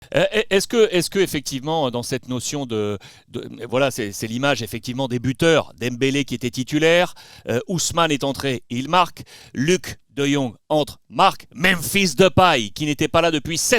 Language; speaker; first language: French; native; French